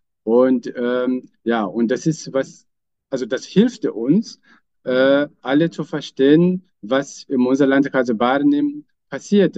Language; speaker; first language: German; non-native, fluent; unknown